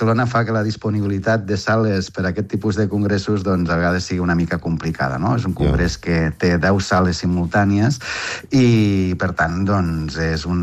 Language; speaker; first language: Catalan; native; Catalan